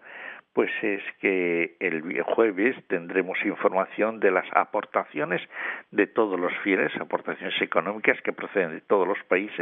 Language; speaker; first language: Spanish; native; Spanish